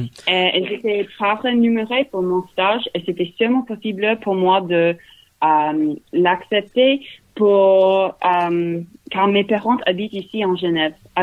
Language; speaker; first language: French; non-native, learner; English